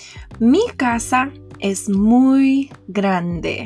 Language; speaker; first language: Spanish; non-native, fluent; English